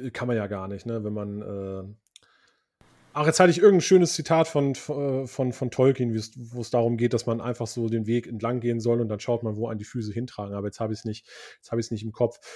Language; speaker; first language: German; early bilingual, other home language; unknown